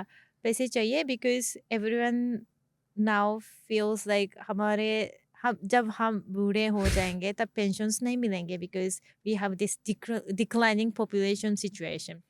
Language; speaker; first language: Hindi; non-native, fluent; Japanese